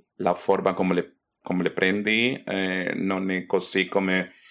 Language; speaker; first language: Italian; non-native, fluent; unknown